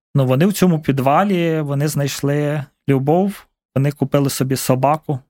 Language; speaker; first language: Ukrainian; native; Ukrainian